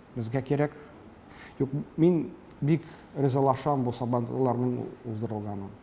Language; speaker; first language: Tatar; early bilingual, heritage; Tatar